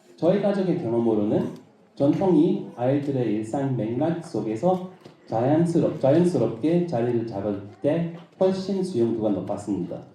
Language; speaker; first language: Korean; non-native, fluent; English